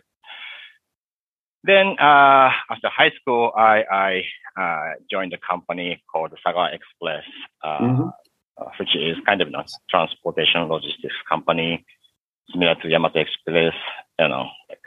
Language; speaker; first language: English; non-native, fluent; Japanese